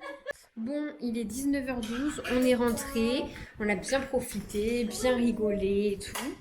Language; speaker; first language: French; native; French